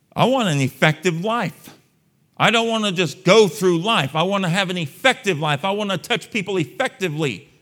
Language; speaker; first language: English; native; English